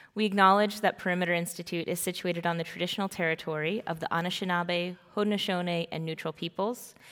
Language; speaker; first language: English; native; English